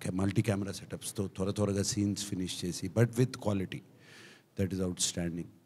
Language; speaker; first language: Telugu; native; Telugu